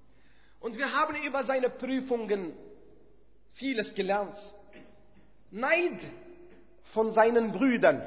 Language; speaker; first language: German; non-native, fluent; Arabic